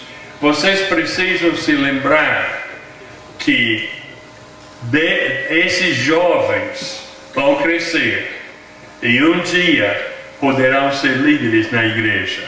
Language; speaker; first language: Portuguese; non-native, fluent; English